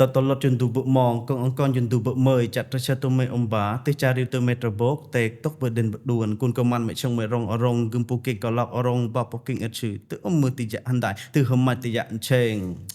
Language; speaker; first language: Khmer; non-native, local second language; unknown